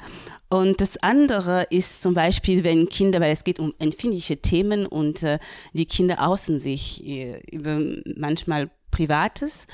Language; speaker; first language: German; non-native, fluent; French